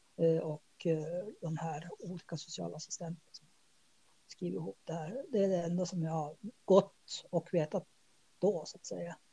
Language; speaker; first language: Swedish; native; Swedish